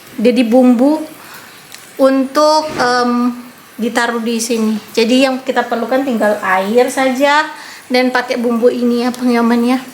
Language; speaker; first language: Indonesian; native; Indonesian